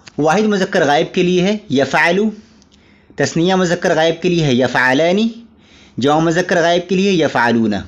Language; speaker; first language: Urdu; native; Urdu